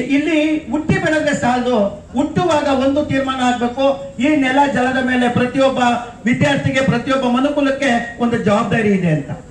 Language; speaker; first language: Kannada; native; Kannada